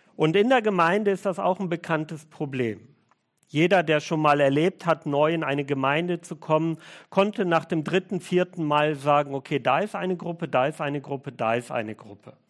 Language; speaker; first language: German; early bilingual, other home language; Russian